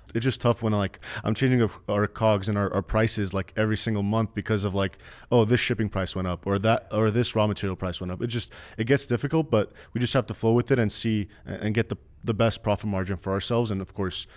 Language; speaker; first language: English; native; English